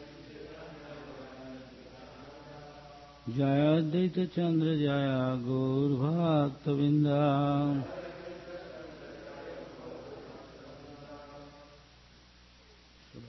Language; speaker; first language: English; non-native, local second language; Bangla